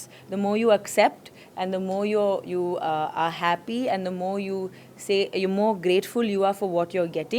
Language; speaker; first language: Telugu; non-native, fluent; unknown